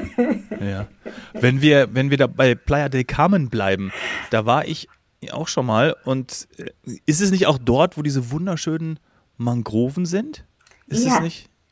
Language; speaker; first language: German; native; German